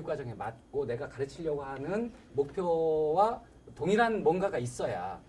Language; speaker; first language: Korean; native; Korean